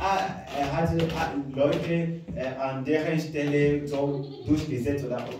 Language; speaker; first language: German; non-native, fluent; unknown